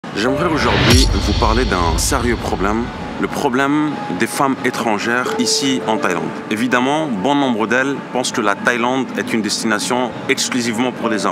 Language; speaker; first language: French; native; French